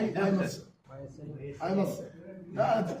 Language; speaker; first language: Arabic; native; Arabic